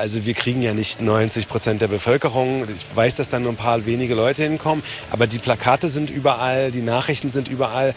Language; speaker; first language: German; native; German